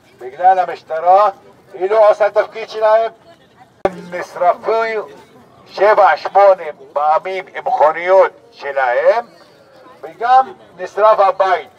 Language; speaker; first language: Hebrew; non-native, local second language; Arabic